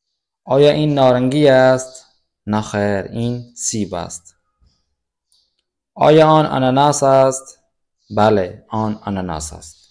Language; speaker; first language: Persian; non-native, fluent; Urdu